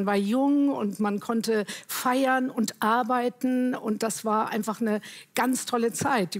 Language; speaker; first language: German; native; German